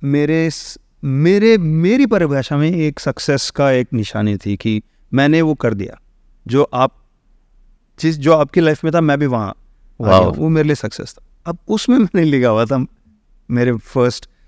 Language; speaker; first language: Hindi; native; Hindi